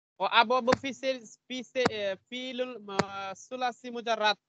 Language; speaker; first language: Arabic; non-native, learner; Bangla